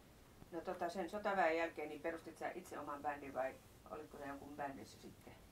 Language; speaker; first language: Finnish; native; Finnish